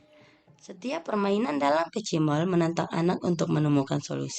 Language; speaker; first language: Indonesian; native; Indonesian